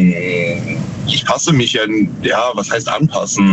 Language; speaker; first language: German; native; German